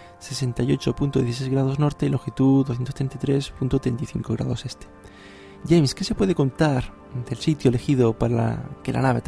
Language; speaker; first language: Spanish; native; Spanish